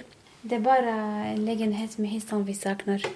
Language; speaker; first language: Swedish; non-native, learner; Arabic